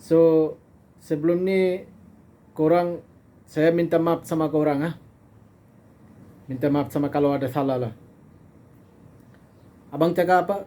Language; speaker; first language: Indonesian; non-native, fluent; Bangla